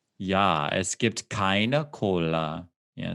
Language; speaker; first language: German; non-native, fluent; English